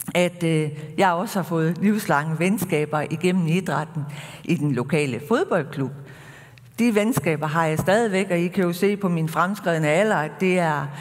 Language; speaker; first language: Danish; native; Danish